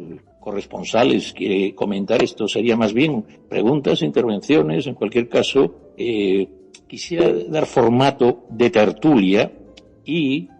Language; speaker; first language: Spanish; native; Spanish